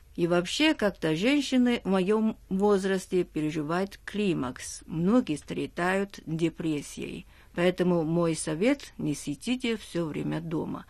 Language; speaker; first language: Russian; non-native, fluent; Chinese